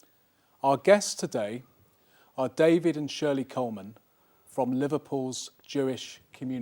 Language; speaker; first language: English; native; English